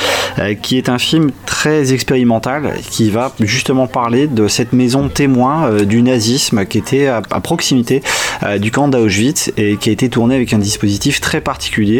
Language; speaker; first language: French; native; French